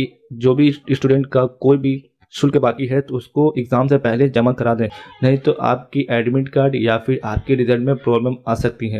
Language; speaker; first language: Hindi; native; Hindi